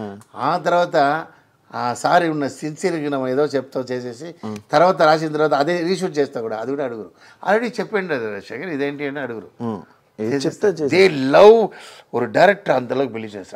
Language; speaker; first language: Telugu; non-native, local second language; Tamil